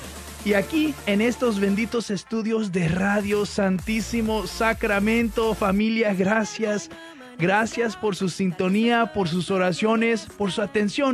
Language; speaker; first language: Spanish; early bilingual, heritage; Spanish